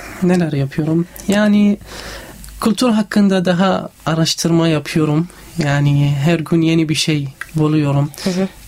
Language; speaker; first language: Turkish; non-native, fluent; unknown